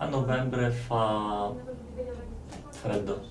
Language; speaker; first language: Italian; non-native, learner; Polish